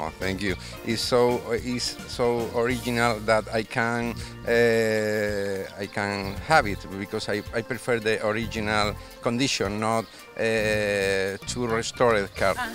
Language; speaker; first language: English; non-native, learner; Spanish